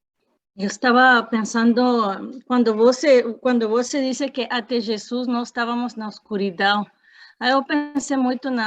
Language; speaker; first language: Portuguese; non-native, fluent; Spanish